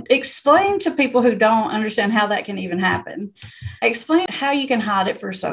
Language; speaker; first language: English; native; English